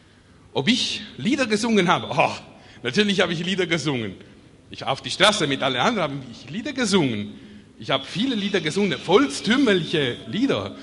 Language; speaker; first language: German; non-native, fluent; Italian